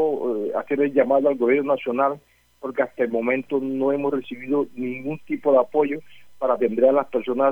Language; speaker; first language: Spanish; native; Spanish